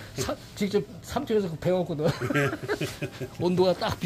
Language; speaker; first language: Korean; native; Korean